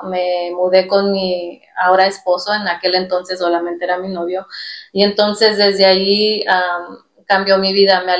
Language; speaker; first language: Spanish; early bilingual, heritage; Spanish